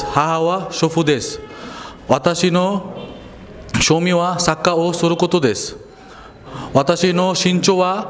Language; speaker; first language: Japanese; non-native, learner; Bangla